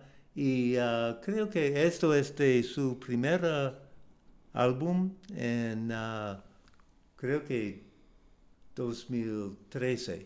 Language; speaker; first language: Spanish; non-native, learner; English